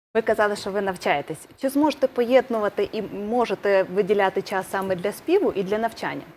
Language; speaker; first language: Ukrainian; native; Ukrainian